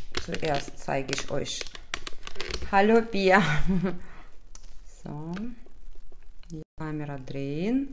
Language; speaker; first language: German; non-native, learner; Russian